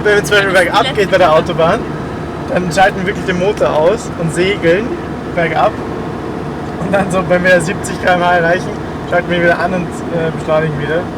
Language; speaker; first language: German; native; German